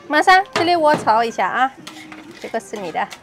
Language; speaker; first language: Chinese; non-native, learner; Indonesian